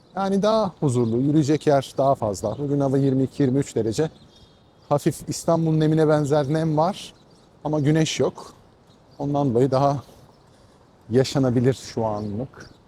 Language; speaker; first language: Turkish; non-native, fluent; Persian